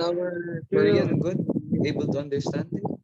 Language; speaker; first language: English; non-native, local second language; Filipino